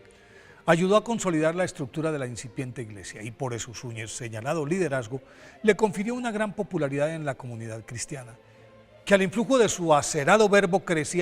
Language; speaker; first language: Spanish; native; Spanish